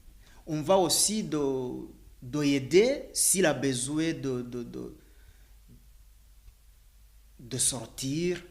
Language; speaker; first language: French; non-native, learner; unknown